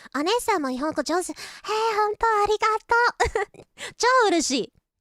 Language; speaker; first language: Japanese; non-native, learner; English